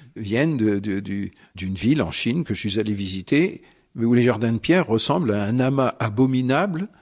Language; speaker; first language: French; native; French